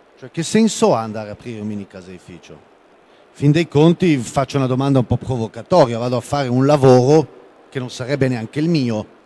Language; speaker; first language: Italian; non-native, local second language; German